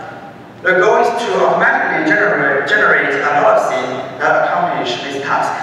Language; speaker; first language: English; non-native, fluent; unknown